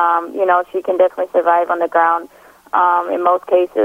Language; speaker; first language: English; native; English